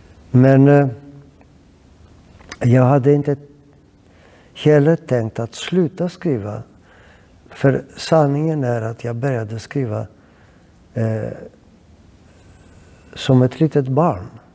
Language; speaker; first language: Swedish; non-native, fluent; Greek